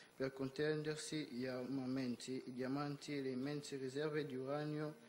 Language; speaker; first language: Italian; non-native, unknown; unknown